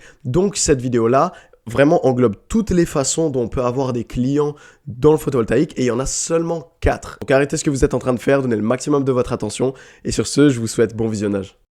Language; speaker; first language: French; native; French